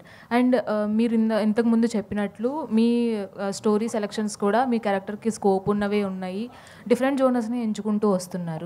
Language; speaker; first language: Telugu; native; Telugu